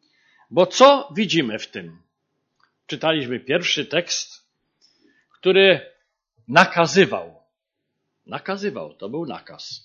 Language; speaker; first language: Polish; native; Polish